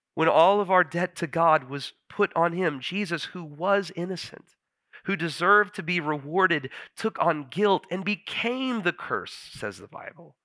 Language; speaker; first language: English; native; English